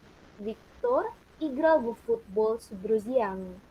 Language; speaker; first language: Russian; non-native, learner; Indonesian